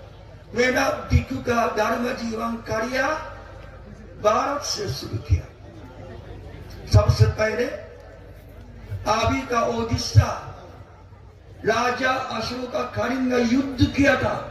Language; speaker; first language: Hindi; non-native, learner; Japanese